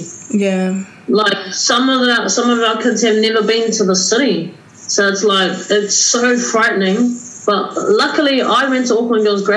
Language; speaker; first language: English; native; English